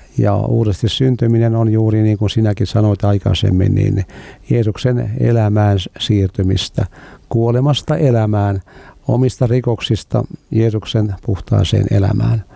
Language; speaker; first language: Finnish; native; Finnish